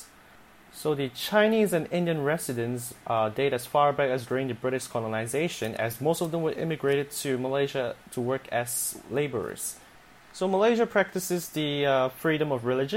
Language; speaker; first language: English; non-native, local second language; Chinese